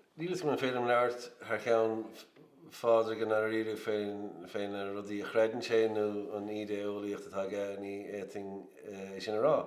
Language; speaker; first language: Irish; native; Irish